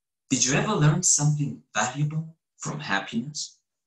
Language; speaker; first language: English; non-native, fluent; Romanian